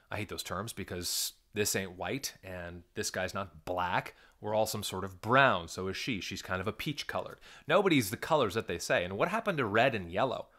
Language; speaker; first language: English; native; English